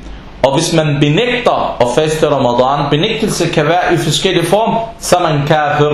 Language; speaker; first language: Danish; non-native, fluent; Arabic